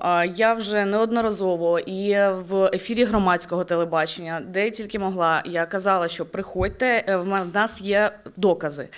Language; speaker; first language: Ukrainian; native; Ukrainian